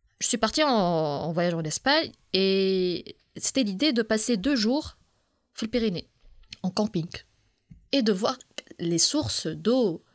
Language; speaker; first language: French; non-native, local second language; Arabic